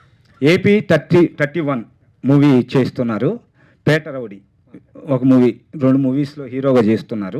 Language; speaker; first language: Telugu; native; Telugu